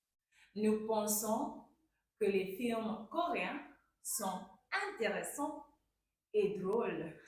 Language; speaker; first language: French; non-native, fluent; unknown